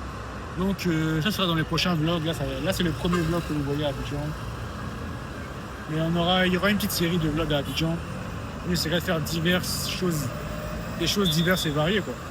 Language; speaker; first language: French; native; French